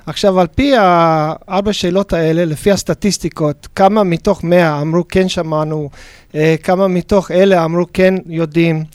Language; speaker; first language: Hebrew; non-native, fluent; English